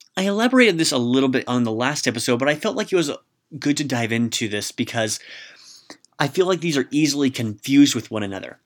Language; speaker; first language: English; native; English